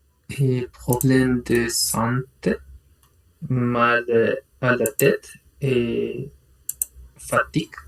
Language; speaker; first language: French; non-native, learner; Spanish